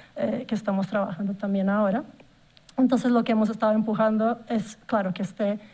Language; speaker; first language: Spanish; non-native, fluent; Portuguese